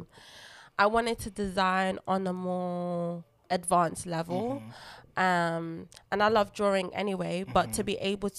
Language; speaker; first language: English; non-native, local second language; Lingala